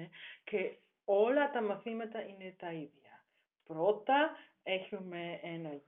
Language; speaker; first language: Greek; non-native, learner; German